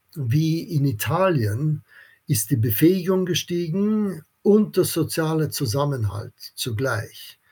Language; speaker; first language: German; non-native, local second language; English